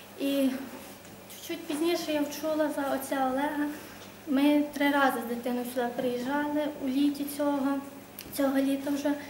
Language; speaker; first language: Ukrainian; native; Ukrainian